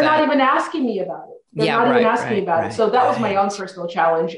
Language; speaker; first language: English; native; English